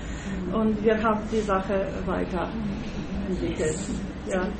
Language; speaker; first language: German; non-native, fluent; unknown